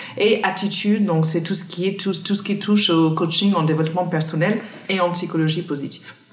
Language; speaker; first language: French; non-native, fluent; English